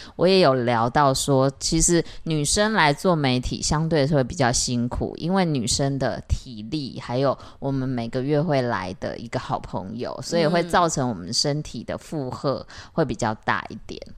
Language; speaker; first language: Chinese; native; Chinese